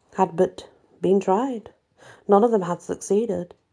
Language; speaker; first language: English; native; English